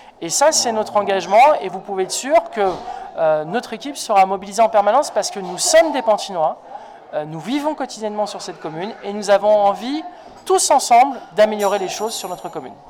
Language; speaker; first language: French; native; French